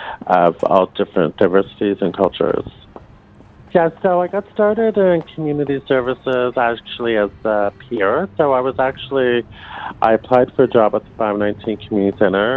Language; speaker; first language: English; native; English